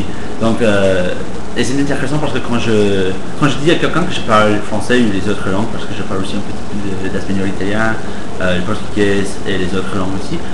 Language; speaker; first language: French; non-native, fluent; English